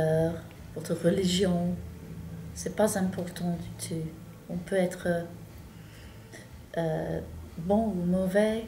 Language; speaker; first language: French; non-native, fluent; English